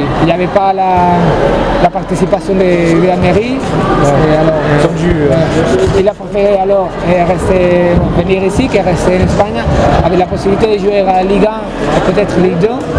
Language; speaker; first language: French; non-native, fluent; Spanish